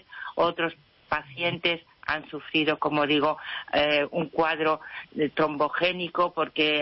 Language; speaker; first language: Spanish; native; Spanish